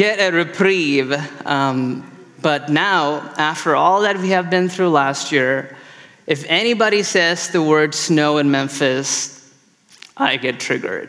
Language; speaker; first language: English; non-native, local second language; Tamil